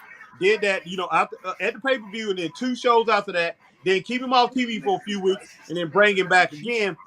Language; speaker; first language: English; native; English